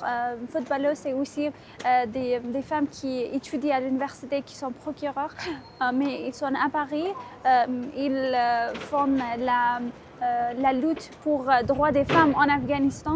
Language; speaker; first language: French; non-native, fluent; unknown